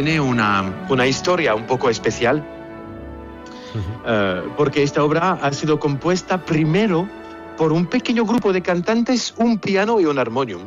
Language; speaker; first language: Spanish; non-native, fluent; French